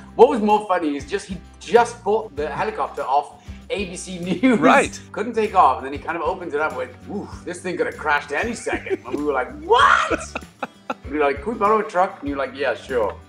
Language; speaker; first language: English; native; English